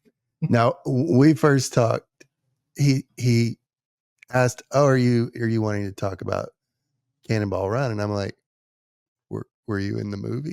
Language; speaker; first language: English; native; English